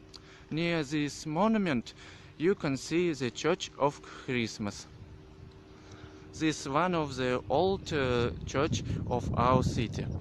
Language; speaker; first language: English; non-native, learner; Russian